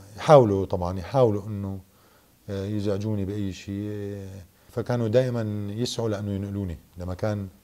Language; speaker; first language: Arabic; native; Arabic